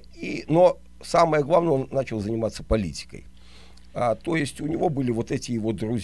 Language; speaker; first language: Russian; native; Russian